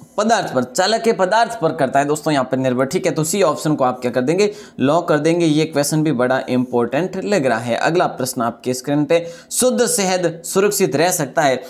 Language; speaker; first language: Hindi; native; Hindi